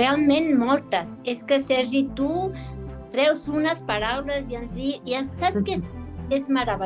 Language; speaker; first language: Catalan; early bilingual, heritage; Catalan